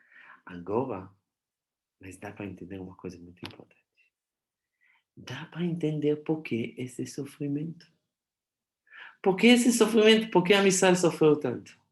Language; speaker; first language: Portuguese; non-native, fluent; Hebrew